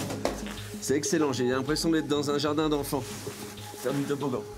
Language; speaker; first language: French; native; French